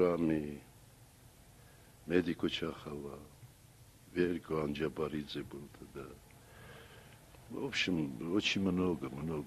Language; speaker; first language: Russian; non-native, local second language; Armenian